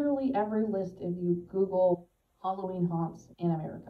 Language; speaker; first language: English; native; English